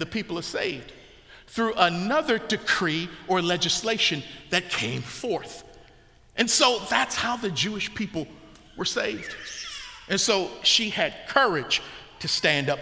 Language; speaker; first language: English; native; English